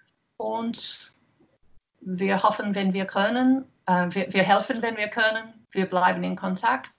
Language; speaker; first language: German; non-native, learner; English